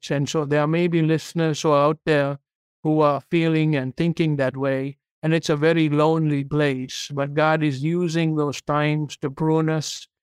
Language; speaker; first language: English; non-native, local second language; Tamil